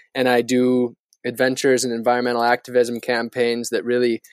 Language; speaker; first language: English; native; English